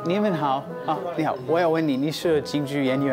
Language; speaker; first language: Chinese; non-native, fluent; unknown